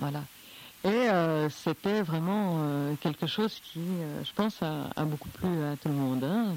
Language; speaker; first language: French; non-native, fluent; Portuguese